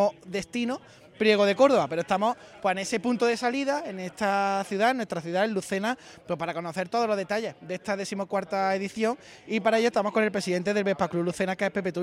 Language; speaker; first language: Spanish; native; Spanish